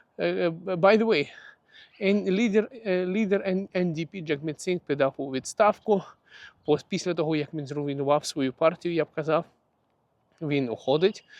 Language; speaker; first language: Ukrainian; non-native, local second language; Russian